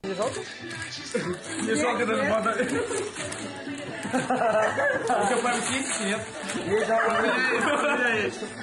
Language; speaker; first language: Russian; non-native, local second language; Tatar